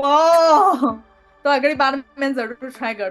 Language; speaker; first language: Hindi; non-native, learner; Chinese